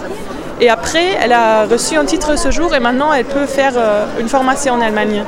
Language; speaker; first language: French; non-native, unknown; German